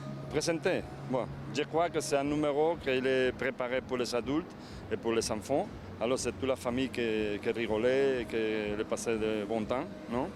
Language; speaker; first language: French; non-native, learner; Spanish